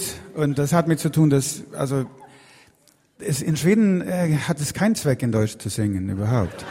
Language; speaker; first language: German; non-native, learner; Swedish